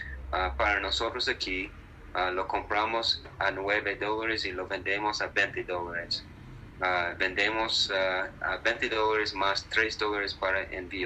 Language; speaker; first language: Spanish; non-native, fluent; English